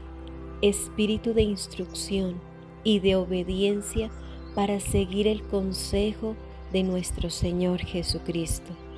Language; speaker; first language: Spanish; native; Spanish